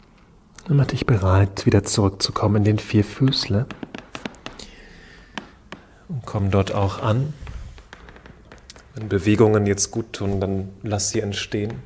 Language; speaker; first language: German; native; German